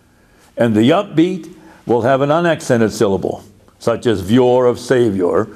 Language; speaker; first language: English; native; English